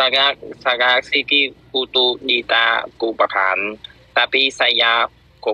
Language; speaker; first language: Indonesian; non-native, learner; Vietnamese